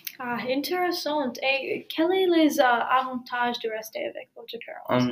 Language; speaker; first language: French; non-native, learner; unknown